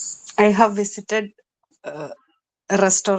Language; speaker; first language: English; non-native, learner; Malayalam